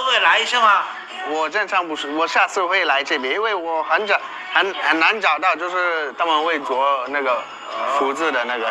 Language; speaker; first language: Chinese; non-native, fluent; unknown